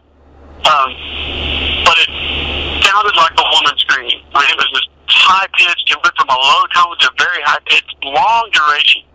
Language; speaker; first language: English; native; English